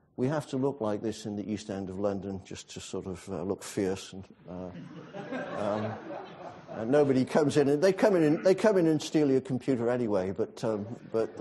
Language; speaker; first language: English; native; English